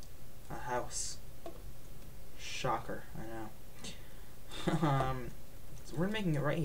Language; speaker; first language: English; native; English